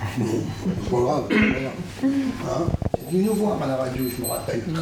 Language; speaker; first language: French; native; French